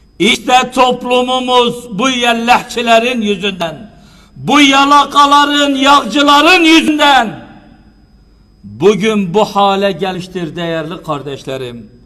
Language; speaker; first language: Turkish; native; Turkish